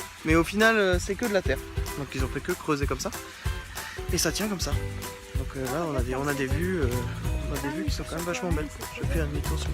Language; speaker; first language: French; native; French